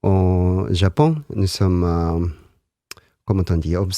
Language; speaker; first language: French; non-native, learner; Japanese